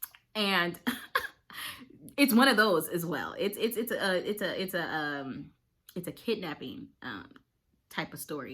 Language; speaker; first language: English; native; English